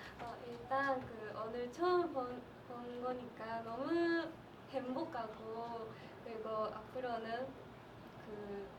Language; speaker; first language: Korean; non-native, learner; Japanese